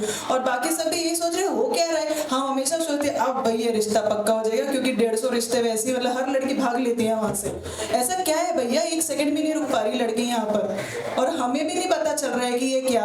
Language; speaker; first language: Hindi; native; Hindi